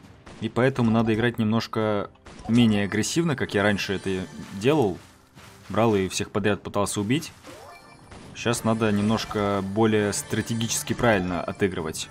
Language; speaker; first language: Russian; native; Russian